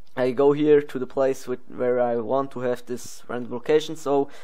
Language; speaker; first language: English; non-native, learner; Swiss German